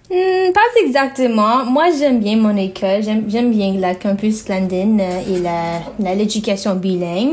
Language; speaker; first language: French; non-native, learner; English